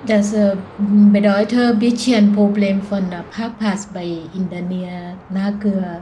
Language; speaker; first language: German; non-native, learner; Thai